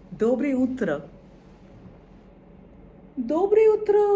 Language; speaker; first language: Russian; non-native, fluent; Bangla